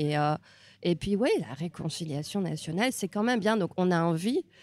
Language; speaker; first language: French; non-native, fluent; Hungarian